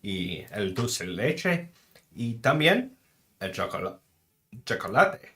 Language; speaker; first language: Spanish; non-native, learner; English